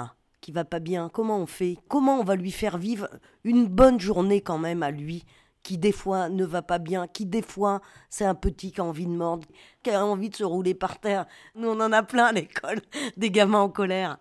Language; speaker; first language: French; native; French